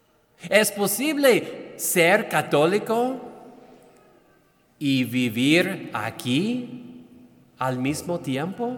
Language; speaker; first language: Spanish; non-native, fluent; English